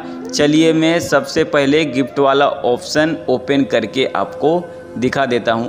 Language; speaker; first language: Hindi; native; Hindi